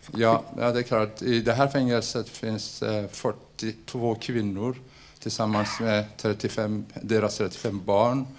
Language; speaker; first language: Swedish; non-native, fluent; Persian